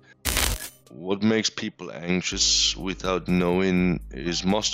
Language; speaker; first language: English; non-native, fluent; Persian